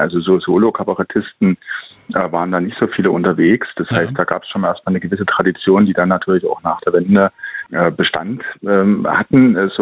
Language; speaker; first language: German; native; German